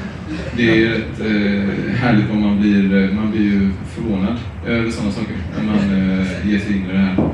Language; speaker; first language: Swedish; native; Swedish